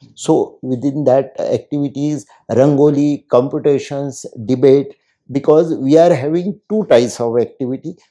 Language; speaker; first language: English; non-native, local second language; Hindi